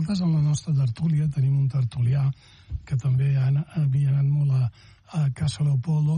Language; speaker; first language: Catalan; native; Catalan